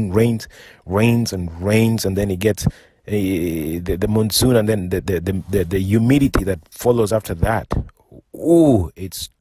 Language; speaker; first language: English; non-native, local second language; Luo (Kenya and Tanzania)